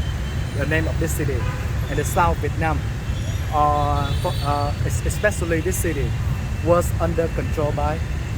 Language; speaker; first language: English; non-native, learner; Vietnamese